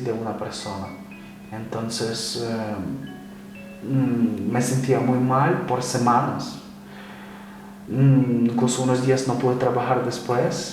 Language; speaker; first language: Spanish; non-native, fluent; Ukrainian